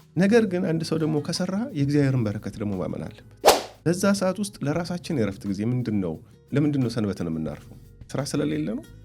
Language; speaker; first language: Amharic; native; Amharic